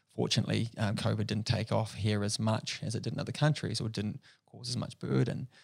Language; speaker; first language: English; native; English